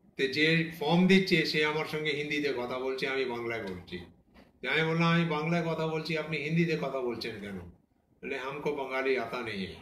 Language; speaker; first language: Bangla; non-native, local second language; Punjabi